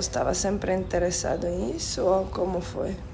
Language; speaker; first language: Portuguese; non-native, fluent; Slovenian